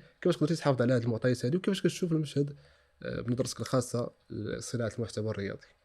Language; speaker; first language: Arabic; native; Arabic